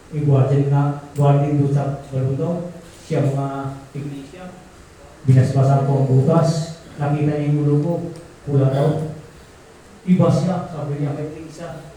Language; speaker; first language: Filipino; non-native, local second language; Cebuano